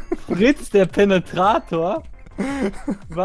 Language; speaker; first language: German; native; German